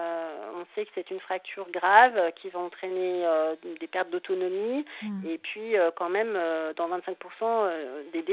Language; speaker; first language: French; native; French